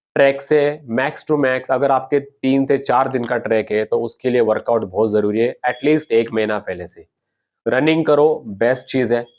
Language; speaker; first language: Hindi; non-native, local second language; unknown